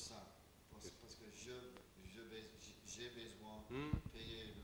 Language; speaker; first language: French; non-native, learner; English